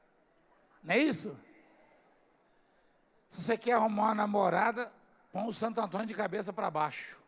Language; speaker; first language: Portuguese; native; Portuguese